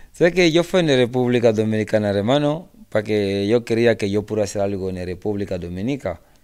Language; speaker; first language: Spanish; non-native, learner; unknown